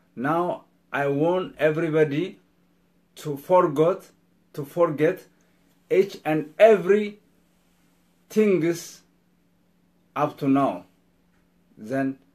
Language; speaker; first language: English; non-native, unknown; Amharic